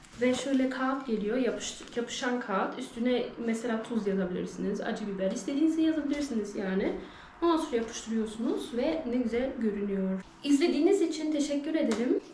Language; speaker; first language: Turkish; early bilingual, heritage; Turkish